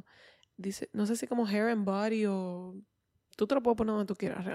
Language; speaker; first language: Spanish; native; Spanish